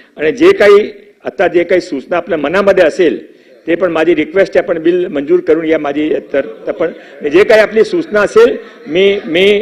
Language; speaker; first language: Marathi; non-native, local second language; Hindi